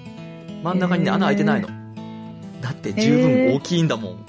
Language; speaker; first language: Japanese; native; Japanese